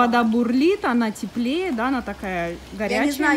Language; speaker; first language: Russian; native; Russian